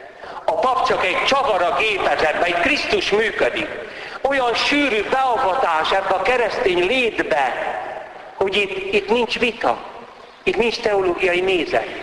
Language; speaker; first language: Hungarian; native; Hungarian